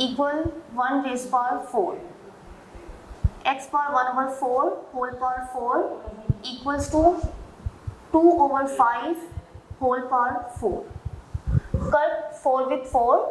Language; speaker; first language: English; non-native, local second language; Urdu